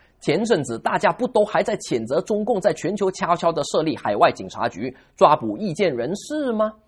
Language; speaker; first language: Chinese; native; Chinese